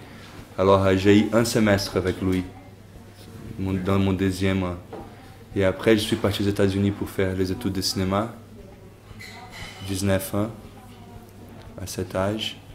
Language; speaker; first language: French; non-native, fluent; Portuguese